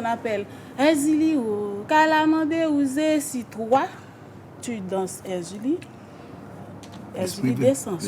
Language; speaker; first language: French; non-native, local second language; Haitian Creole